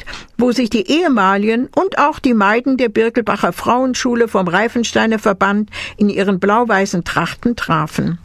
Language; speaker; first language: German; native; German